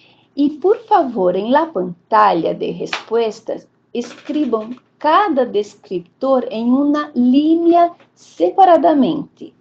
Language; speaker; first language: Spanish; non-native, fluent; Portuguese